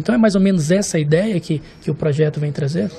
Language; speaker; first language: Portuguese; native; Portuguese